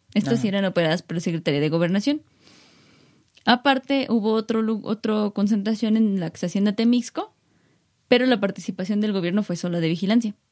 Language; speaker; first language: Spanish; native; Spanish